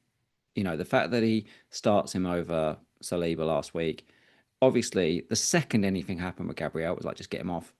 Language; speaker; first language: English; native; English